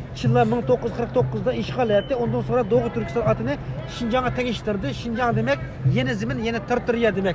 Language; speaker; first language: Turkish; non-native, learner; Uyghur